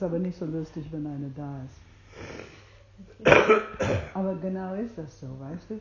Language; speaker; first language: German; non-native, fluent; English